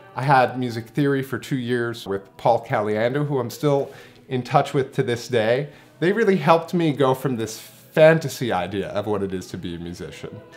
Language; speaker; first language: English; native; English